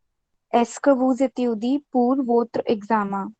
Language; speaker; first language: French; non-native, learner; Hindi